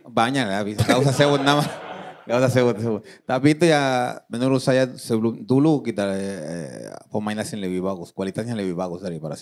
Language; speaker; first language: Indonesian; non-native, fluent; Spanish